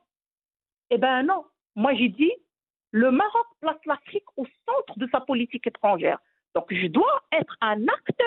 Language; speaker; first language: French; non-native, local second language; Arabic